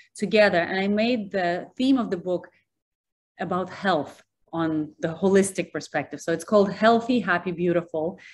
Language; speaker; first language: English; early bilingual, other home language; Russian